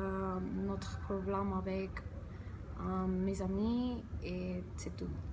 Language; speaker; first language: French; non-native, learner; Spanish